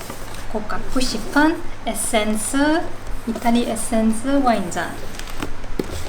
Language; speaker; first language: Korean; non-native, fluent; German